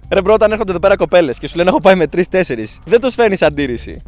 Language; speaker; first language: Greek; early bilingual, other home language; Albanian